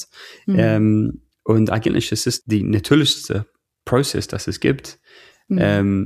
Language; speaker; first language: German; non-native, fluent; English